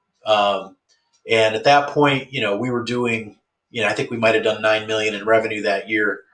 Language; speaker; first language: English; native; English